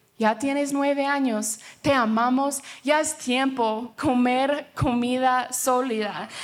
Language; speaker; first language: Spanish; early bilingual, heritage; Spanish